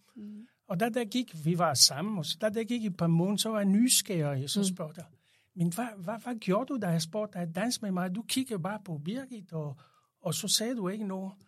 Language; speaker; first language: Danish; non-native, fluent; French